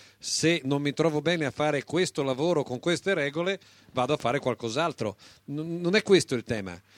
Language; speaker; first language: Italian; non-native, local second language; German